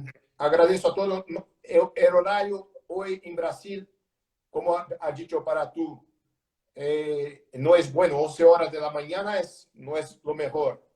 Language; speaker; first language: Spanish; non-native, learner; Portuguese